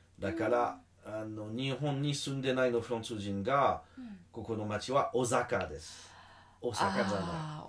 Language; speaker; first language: Japanese; non-native, learner; French